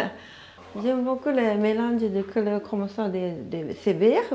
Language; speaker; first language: French; non-native, learner; Japanese